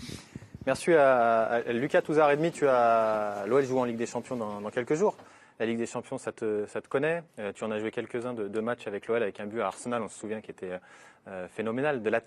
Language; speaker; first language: French; native; French